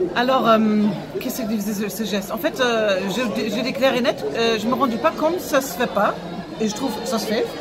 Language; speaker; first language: French; non-native, fluent; German